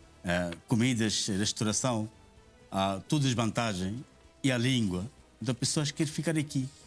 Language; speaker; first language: Portuguese; non-native, learner; Bangla